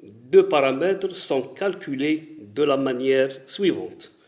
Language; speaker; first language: French; non-native, local second language; Arabic